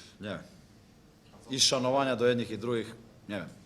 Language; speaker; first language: Polish; non-native, learner; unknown